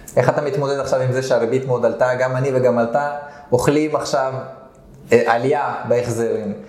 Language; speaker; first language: Hebrew; early bilingual, other home language; Russian